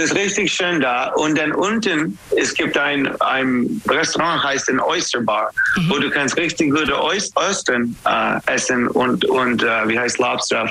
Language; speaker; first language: German; non-native, fluent; English